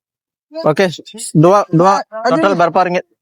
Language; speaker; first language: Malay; non-native, learner; Tamil